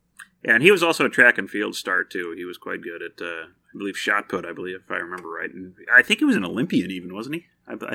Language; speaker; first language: English; native; English